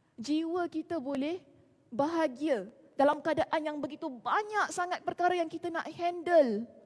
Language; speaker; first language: Malay; native; Malay